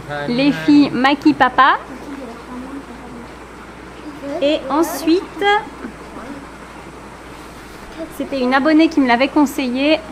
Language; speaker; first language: French; native; French